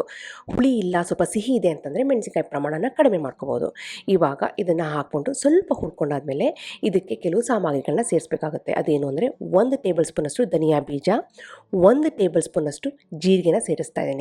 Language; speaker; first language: Kannada; native; Kannada